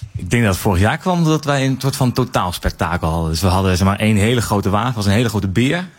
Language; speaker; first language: Dutch; native; Dutch